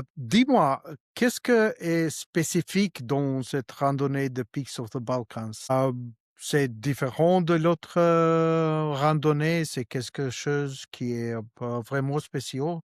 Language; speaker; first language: French; non-native, learner; Albanian